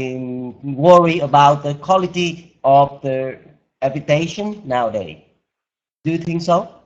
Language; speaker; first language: English; non-native, learner; Vietnamese